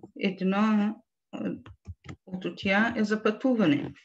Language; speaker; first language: Bulgarian; non-native, learner; Portuguese